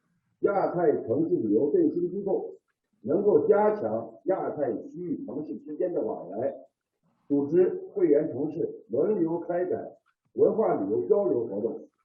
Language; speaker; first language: Chinese; native; Chinese